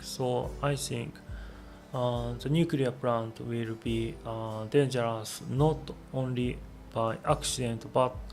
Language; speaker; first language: English; non-native, learner; Japanese